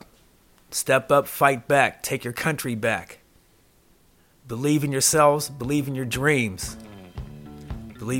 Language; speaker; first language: English; native; English